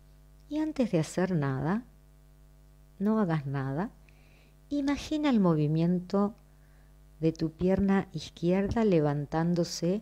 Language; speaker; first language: Spanish; native; Spanish